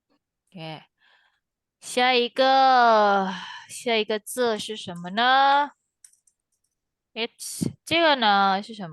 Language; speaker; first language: Chinese; non-native, fluent; Indonesian